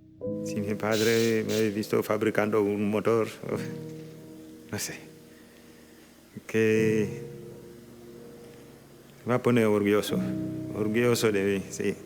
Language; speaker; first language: Spanish; non-native, local second language; Wolof